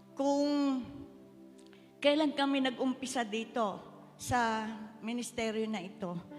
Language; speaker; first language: Filipino; native; Filipino